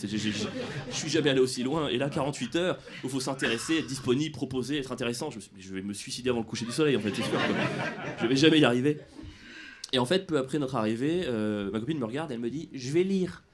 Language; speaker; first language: French; native; French